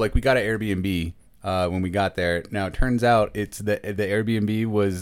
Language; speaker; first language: English; native; English